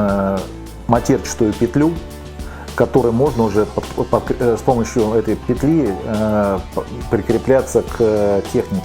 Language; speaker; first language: Russian; native; Russian